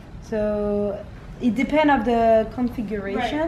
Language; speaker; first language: English; non-native, fluent; French